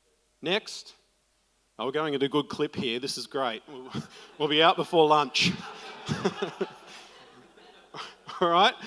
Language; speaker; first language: English; native; English